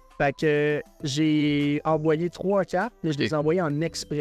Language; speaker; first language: French; native; French